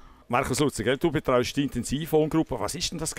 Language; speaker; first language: German; native; German